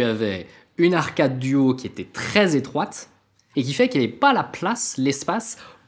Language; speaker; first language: French; native; French